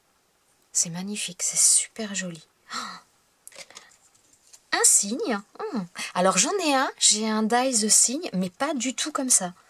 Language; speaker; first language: French; native; French